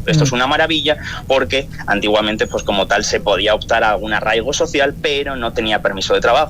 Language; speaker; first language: Spanish; native; Spanish